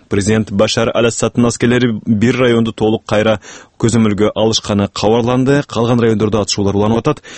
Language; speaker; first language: Kyrgyz; native; Kyrgyz